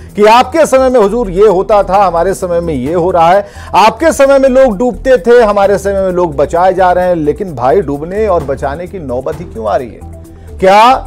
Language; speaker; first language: Hindi; native; Hindi